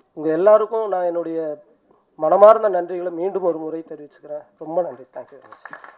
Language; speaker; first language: Tamil; native; Tamil